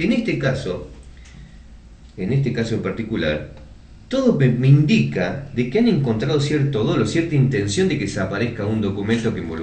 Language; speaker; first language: Spanish; native; Spanish